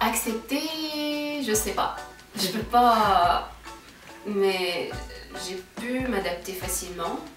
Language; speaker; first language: French; non-native, local second language; Arabic